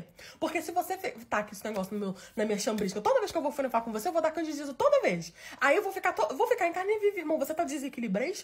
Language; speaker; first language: Portuguese; native; Portuguese